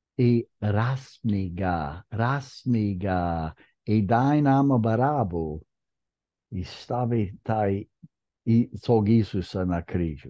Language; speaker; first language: Croatian; early bilingual, heritage; Croatian